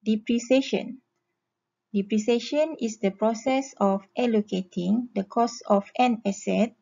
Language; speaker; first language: English; non-native, local second language; Malay